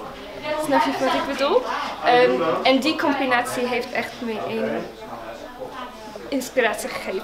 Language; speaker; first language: Dutch; non-native, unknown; Arabic